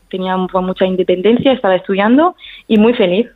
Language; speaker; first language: Spanish; early bilingual, heritage; Spanish